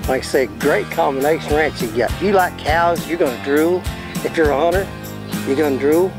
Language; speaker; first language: English; native; English